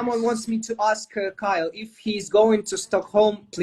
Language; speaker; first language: English; non-native, fluent; Ukrainian